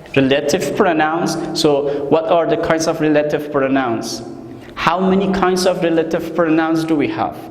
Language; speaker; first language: English; non-native, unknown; Persian